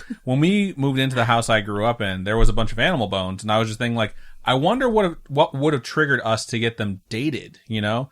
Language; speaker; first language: English; native; English